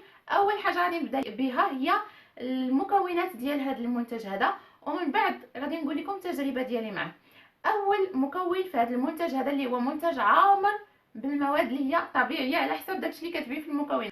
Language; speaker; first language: Arabic; native; Arabic